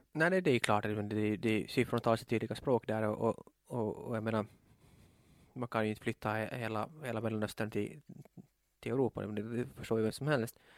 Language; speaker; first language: Swedish; native; Swedish